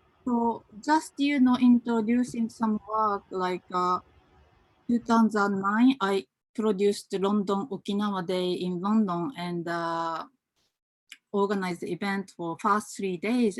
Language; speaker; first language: English; non-native, fluent; Japanese